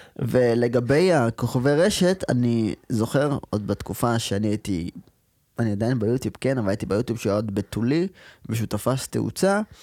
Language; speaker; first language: Hebrew; native; Hebrew